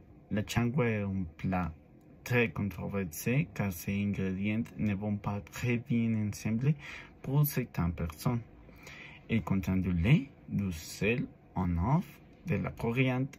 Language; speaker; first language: French; non-native, learner; Spanish